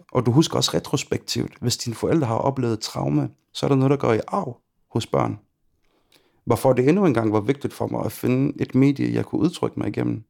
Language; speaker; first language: Danish; early bilingual, other home language; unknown